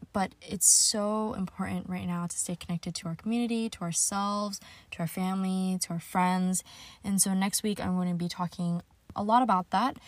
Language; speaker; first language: English; native; English